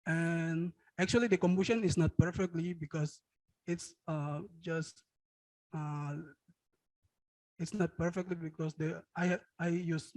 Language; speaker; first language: English; non-native, learner; Indonesian